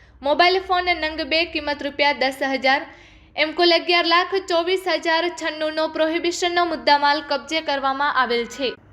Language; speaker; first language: Gujarati; native; Gujarati